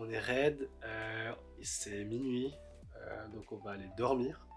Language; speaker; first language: French; native; French